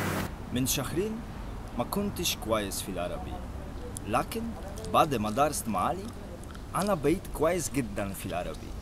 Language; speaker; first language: Arabic; non-native, learner; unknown